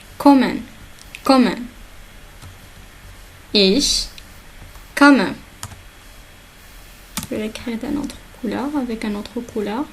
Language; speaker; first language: French; non-native, local second language; Arabic